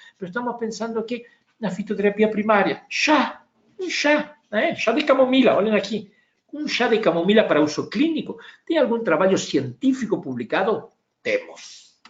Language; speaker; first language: Portuguese; non-native, fluent; Spanish